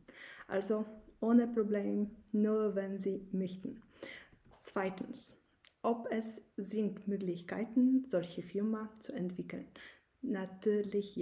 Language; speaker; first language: German; non-native, learner; Polish